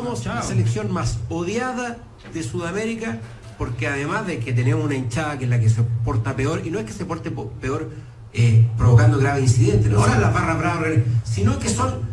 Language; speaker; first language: Spanish; native; Spanish